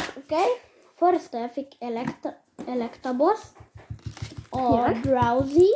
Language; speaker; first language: Swedish; early bilingual, other home language; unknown